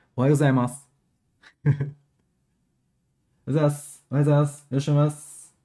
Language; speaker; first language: Japanese; native; Japanese